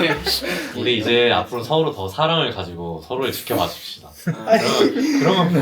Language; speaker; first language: Korean; native; Korean